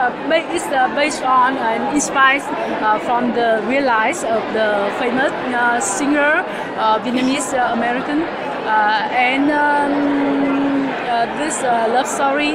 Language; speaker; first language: English; non-native, learner; Vietnamese